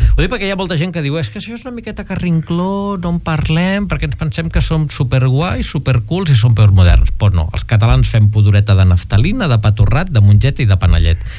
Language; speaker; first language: Catalan; native; Catalan